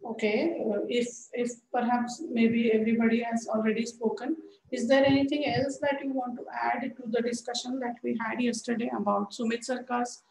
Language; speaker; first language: English; non-native, local second language; Marathi